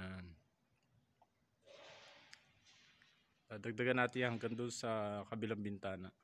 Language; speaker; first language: Filipino; native; Filipino